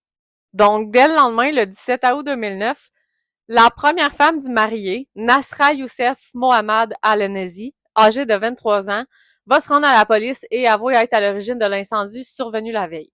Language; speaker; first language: French; native; French